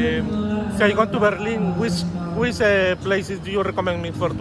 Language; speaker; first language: English; non-native, learner; Spanish